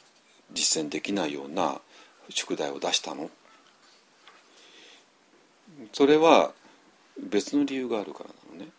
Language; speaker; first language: Japanese; native; Japanese